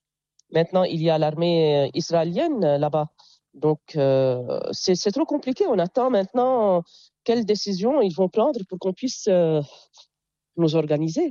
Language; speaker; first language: French; non-native, local second language; Arabic